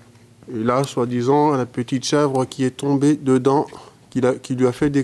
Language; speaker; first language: French; native; French